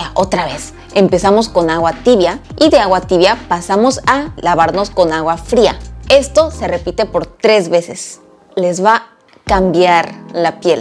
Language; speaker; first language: Spanish; non-native, fluent; Korean